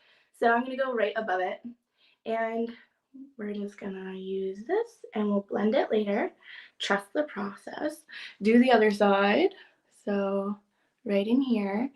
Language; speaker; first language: English; native; English